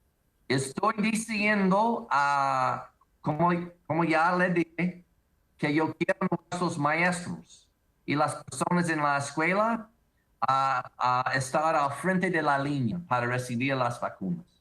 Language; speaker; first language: Spanish; non-native, learner; English